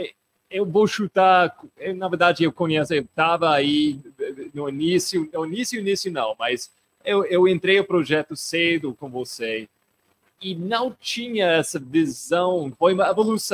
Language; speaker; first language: Portuguese; non-native, fluent; English